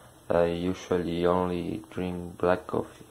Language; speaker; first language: English; non-native, learner; Spanish